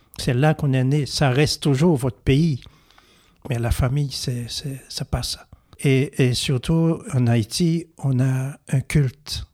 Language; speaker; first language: French; non-native, local second language; Haitian Creole